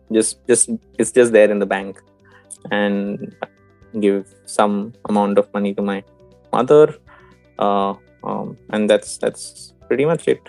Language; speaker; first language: English; non-native, local second language; Odia